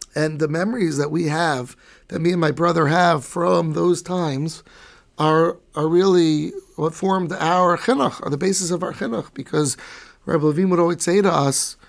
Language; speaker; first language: English; native; English